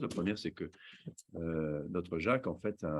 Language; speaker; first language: French; native; French